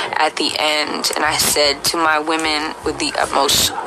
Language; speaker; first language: English; native; English